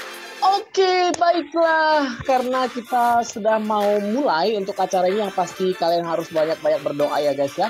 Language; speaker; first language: Indonesian; native; Indonesian